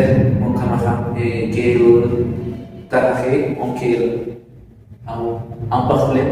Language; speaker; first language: French; non-native, learner; Spanish